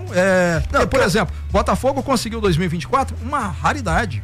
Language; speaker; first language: Portuguese; native; Portuguese